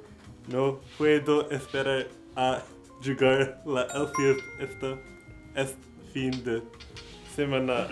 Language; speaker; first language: Spanish; non-native, learner; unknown